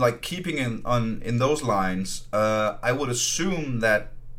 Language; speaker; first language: English; non-native, fluent; Danish